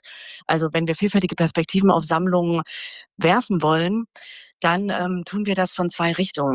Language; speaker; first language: German; native; German